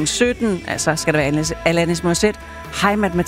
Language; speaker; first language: Danish; native; Danish